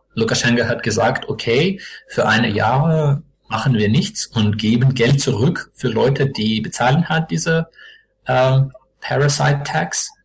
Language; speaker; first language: German; non-native, learner; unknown